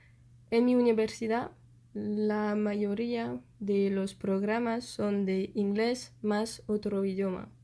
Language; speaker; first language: Spanish; non-native, fluent; French